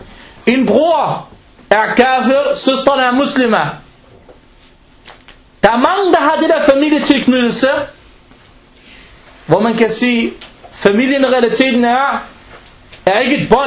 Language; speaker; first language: Danish; non-native, local second language; Arabic